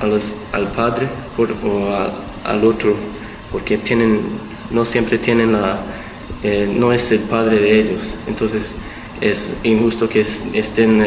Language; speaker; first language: Spanish; early bilingual, heritage; Spanish